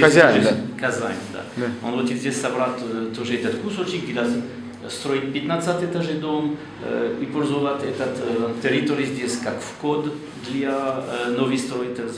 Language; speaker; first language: Russian; non-native, learner; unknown